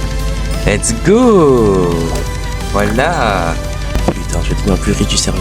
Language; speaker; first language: French; native; French